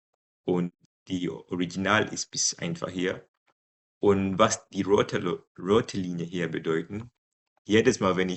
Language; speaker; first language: German; non-native, fluent; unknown